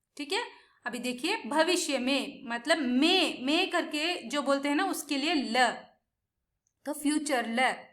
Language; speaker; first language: Hindi; non-native, local second language; Tamil